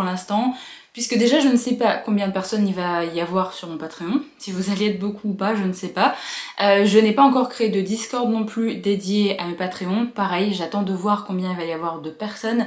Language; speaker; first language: French; native; French